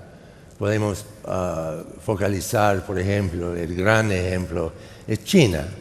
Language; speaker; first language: Spanish; non-native, fluent; English